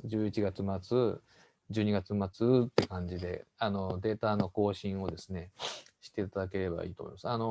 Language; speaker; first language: Japanese; native; Japanese